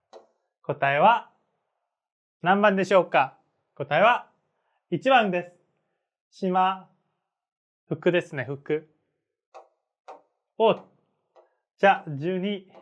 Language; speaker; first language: Japanese; non-native, fluent; Korean